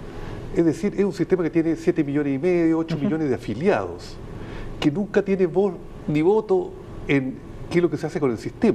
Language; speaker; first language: Spanish; native; Spanish